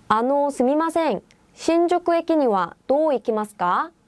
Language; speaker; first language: Japanese; non-native, fluent; Korean